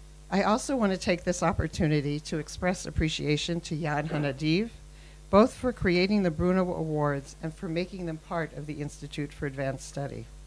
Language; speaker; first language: English; native; English